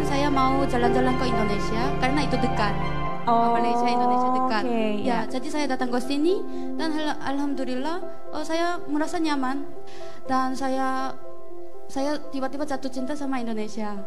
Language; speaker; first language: Indonesian; non-native, fluent; Korean